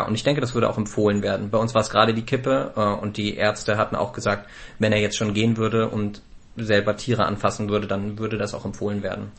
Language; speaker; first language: German; native; German